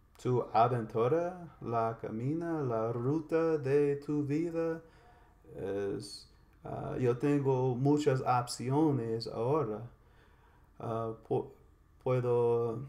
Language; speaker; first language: Spanish; non-native, learner; English